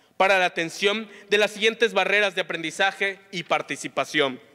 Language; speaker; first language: Spanish; native; Spanish